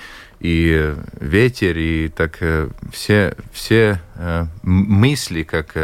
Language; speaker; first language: Russian; non-native, local second language; Latvian